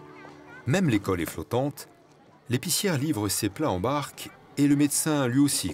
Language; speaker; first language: French; native; French